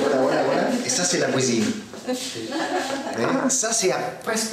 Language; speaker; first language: French; non-native, learner; Spanish